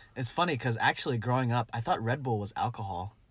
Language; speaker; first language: English; early bilingual, other home language; Filipino